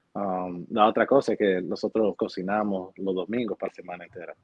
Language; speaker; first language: Spanish; early bilingual, heritage; Spanish